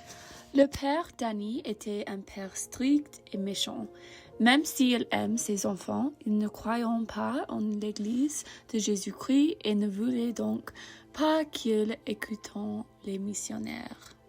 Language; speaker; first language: French; non-native, learner; English